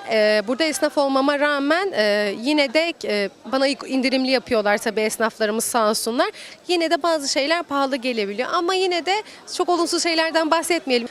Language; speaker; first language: Turkish; native; Turkish